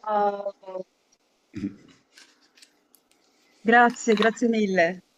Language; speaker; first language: Italian; native; Italian